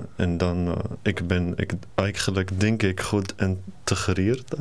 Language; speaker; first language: Dutch; non-native, learner; Arabic